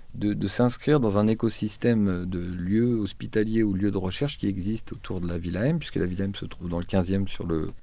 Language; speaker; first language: French; native; French